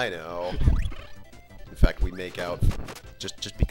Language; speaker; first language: English; native; English